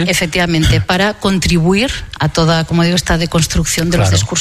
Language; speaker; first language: Spanish; non-native, local second language; Catalan